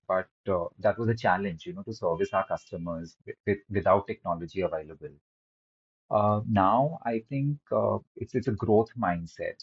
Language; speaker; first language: English; non-native, local second language; Hindi